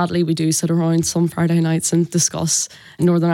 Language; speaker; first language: English; native; English